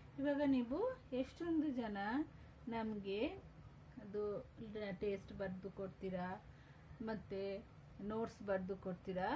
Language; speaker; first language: Kannada; non-native, fluent; Hindi